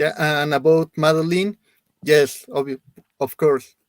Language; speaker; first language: English; non-native, learner; Spanish